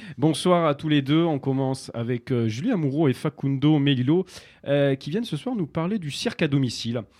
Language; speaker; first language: French; native; French